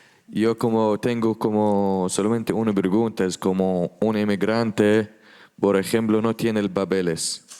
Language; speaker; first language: Spanish; non-native, learner; Arabic